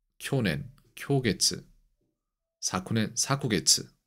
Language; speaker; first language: Japanese; non-native, learner; Korean